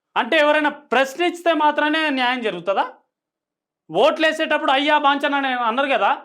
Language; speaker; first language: Telugu; non-native, local second language; Lambadi